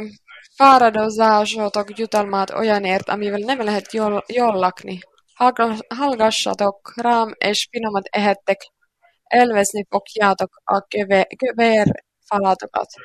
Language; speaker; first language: Hungarian; non-native, learner; Finnish